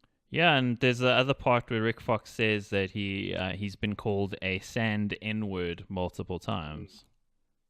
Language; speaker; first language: English; native; English